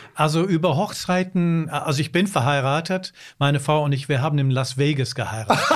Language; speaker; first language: German; non-native, fluent; English